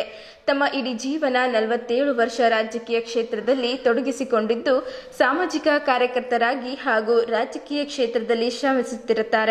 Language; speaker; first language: Kannada; native; Kannada